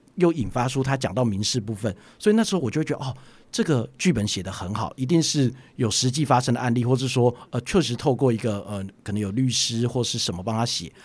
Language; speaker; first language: Chinese; native; Chinese